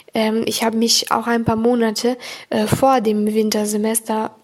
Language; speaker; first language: German; non-native, fluent; Serbian